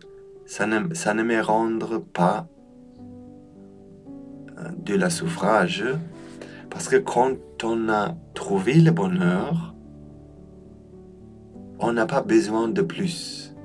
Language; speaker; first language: French; non-native, learner; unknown